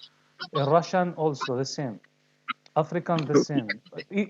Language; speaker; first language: English; non-native, learner; Arabic